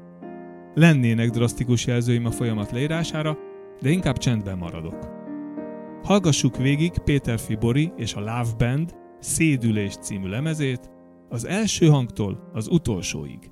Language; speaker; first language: Hungarian; native; Hungarian